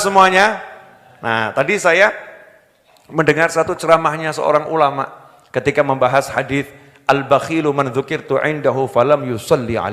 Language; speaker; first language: Indonesian; native; Indonesian